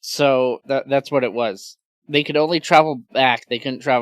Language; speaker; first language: English; native; English